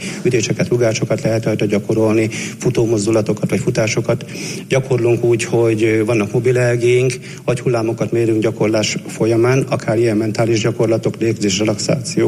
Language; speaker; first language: Hungarian; native; Hungarian